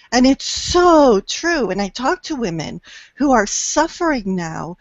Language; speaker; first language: English; native; English